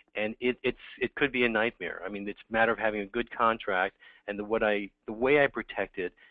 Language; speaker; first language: English; native; English